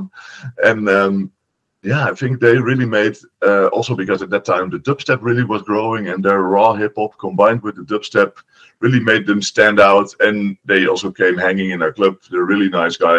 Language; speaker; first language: English; non-native, fluent; Dutch